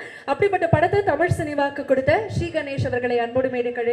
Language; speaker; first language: Tamil; native; Tamil